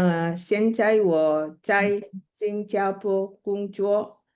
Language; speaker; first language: Chinese; non-native, learner; Indonesian